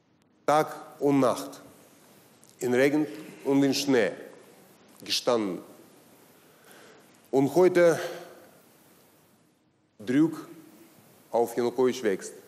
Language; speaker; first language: German; non-native, learner; Russian